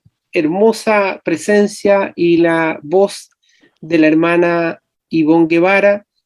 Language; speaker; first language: Spanish; native; Spanish